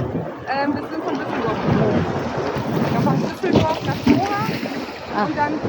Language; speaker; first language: German; native; German